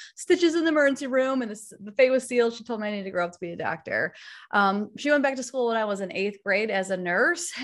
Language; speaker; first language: English; native; English